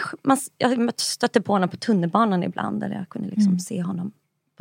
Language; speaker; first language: Swedish; native; Swedish